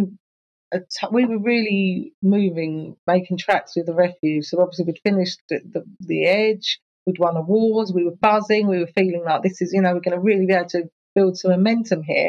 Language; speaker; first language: English; native; English